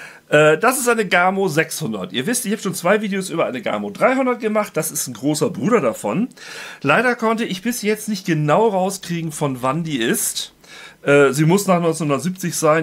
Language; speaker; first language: German; native; German